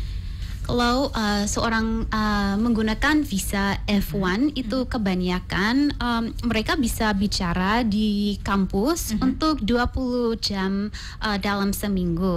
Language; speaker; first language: Indonesian; non-native, fluent; English